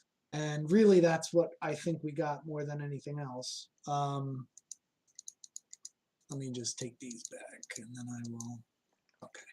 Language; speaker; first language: English; native; English